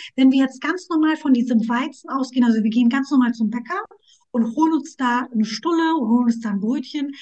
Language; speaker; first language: German; early bilingual, other home language; Turkish